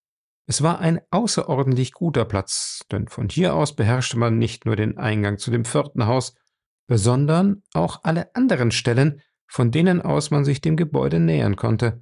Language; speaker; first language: German; native; German